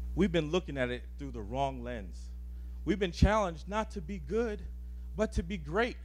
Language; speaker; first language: English; native; English